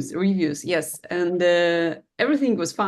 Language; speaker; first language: English; non-native, learner; Russian